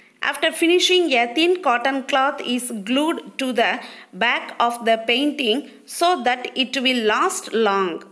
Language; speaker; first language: English; non-native, local second language; Tamil